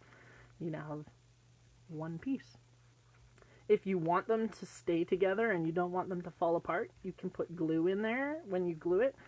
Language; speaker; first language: English; native; English